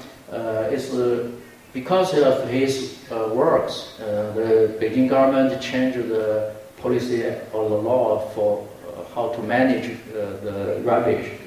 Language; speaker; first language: English; non-native, fluent; Chinese